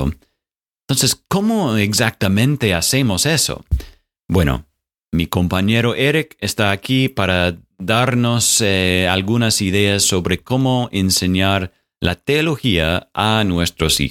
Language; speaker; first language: Spanish; non-native, fluent; English